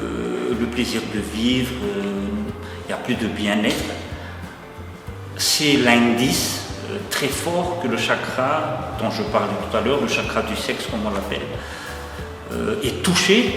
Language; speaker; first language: French; non-native, local second language; Malagasy